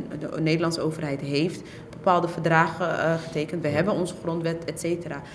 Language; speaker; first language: Dutch; early bilingual, other home language; Somali